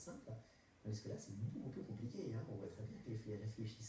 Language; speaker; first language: French; native; French